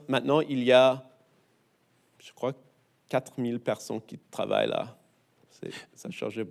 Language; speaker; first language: French; non-native, learner; English